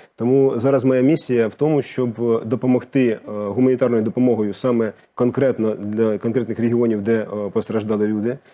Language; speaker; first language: Ukrainian; non-native, local second language; Russian